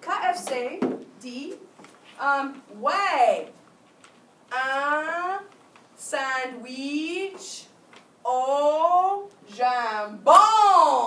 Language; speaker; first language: French; non-native, fluent; English